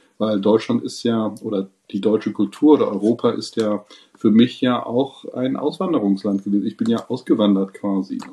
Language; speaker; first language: German; non-native, fluent; English